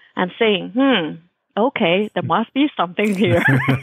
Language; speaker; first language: English; non-native, fluent; Chinese